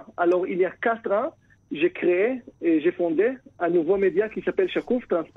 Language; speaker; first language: French; non-native, fluent; Hebrew